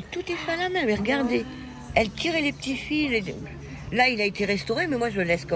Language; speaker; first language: French; native; French